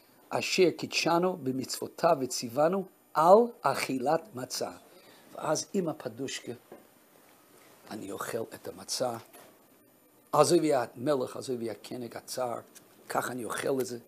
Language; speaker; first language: Hebrew; non-native, fluent; Russian